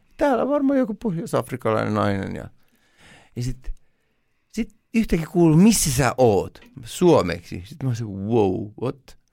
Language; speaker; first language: Finnish; early bilingual, other home language; Persian